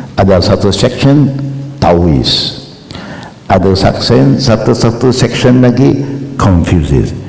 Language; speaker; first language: Malay; non-native, local second language; Chinese